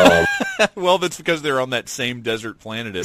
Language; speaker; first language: English; native; English